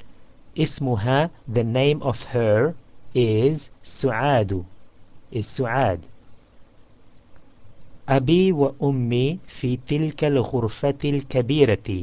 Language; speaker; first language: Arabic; non-native, fluent; English